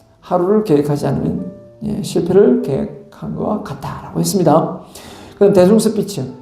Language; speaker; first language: Korean; native; Korean